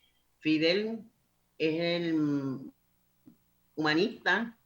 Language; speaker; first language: Spanish; native; Spanish